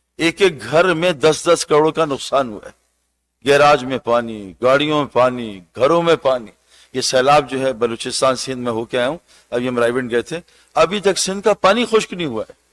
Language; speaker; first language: Urdu; native; Urdu